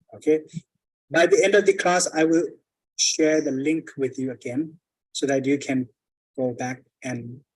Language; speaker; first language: English; non-native, fluent; Thai